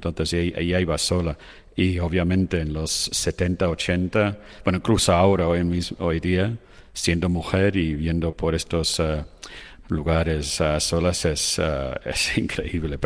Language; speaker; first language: Spanish; non-native, fluent; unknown